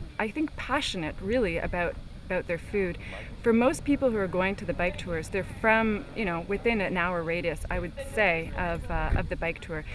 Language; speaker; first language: English; native; English